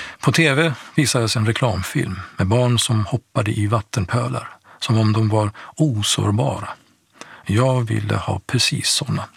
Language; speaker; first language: Swedish; early bilingual, other home language; Persian